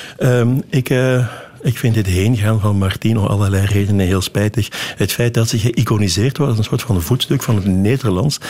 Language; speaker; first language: Dutch; native; Dutch